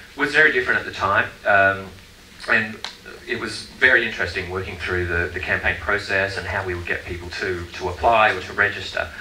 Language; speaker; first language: English; native; English